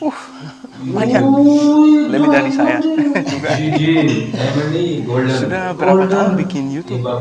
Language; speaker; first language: Indonesian; non-native, learner; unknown